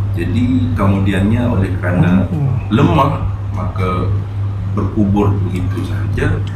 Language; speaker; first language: Malay; native; Malay